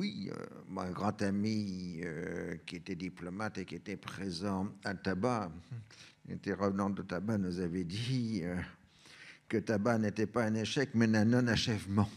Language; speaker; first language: French; native; French